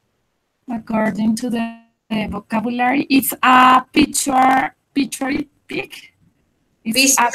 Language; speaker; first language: English; non-native, learner; Spanish